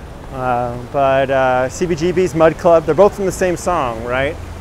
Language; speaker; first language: English; native; English